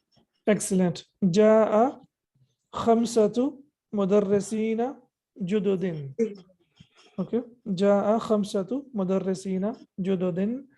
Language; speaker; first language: Arabic; non-native, fluent; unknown